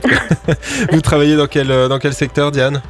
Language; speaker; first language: French; native; French